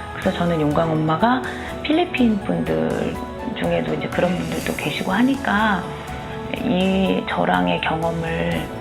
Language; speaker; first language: Korean; native; Korean